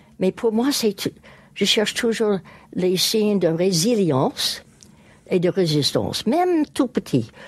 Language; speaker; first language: French; non-native, fluent; English